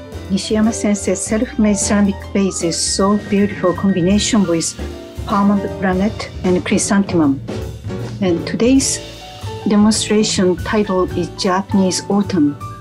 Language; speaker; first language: English; non-native, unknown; Japanese